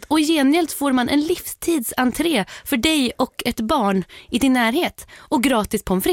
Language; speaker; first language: Swedish; native; Swedish